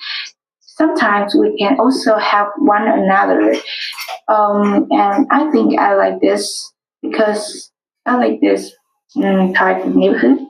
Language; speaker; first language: English; non-native, learner; Vietnamese